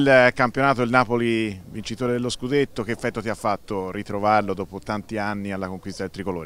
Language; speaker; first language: Italian; native; Italian